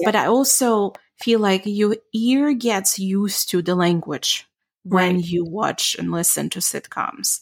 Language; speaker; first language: English; non-native, fluent; Ukrainian